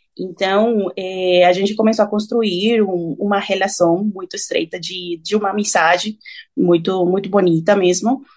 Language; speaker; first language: Portuguese; non-native, fluent; Spanish